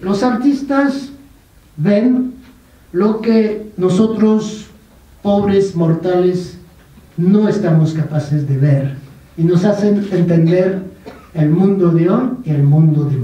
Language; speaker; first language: Spanish; non-native, fluent; French